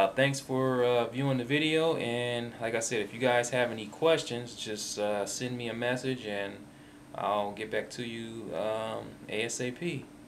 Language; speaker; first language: English; native; English